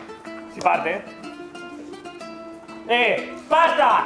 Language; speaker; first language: Italian; non-native, fluent; Spanish